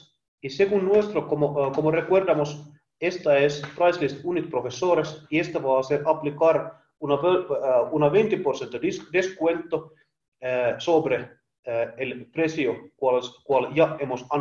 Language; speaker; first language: Spanish; non-native, learner; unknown